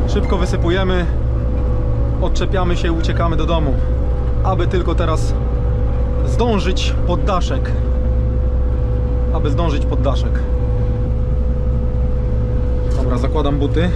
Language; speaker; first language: Polish; native; Polish